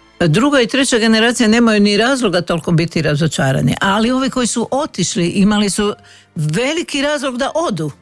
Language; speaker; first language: Croatian; native; Croatian